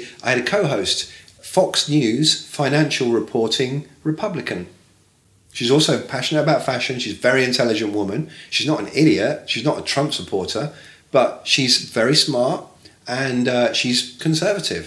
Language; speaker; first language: English; native; English